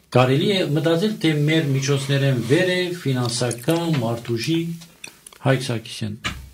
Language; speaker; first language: Armenian; early bilingual, heritage; Armenian